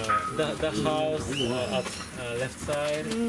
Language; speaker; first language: English; non-native, learner; Japanese